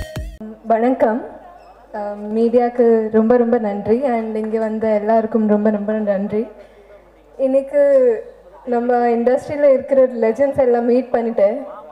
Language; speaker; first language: Tamil; non-native, fluent; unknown